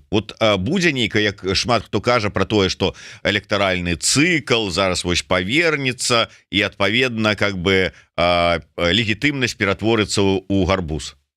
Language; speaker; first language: Belarusian; native; Belarusian